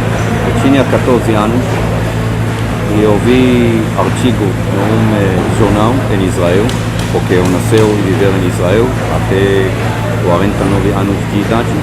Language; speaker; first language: Portuguese; non-native, fluent; Hebrew